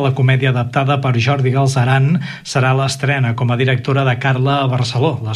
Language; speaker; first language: Catalan; native; Catalan